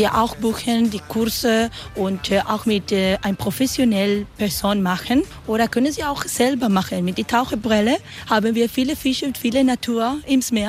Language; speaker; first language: German; non-native, learner; Spanish